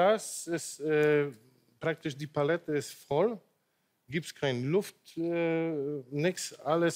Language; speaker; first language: German; non-native, local second language; Polish